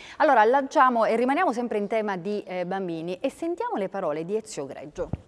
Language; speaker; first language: Italian; native; Italian